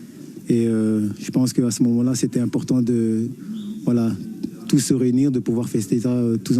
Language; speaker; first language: French; native; French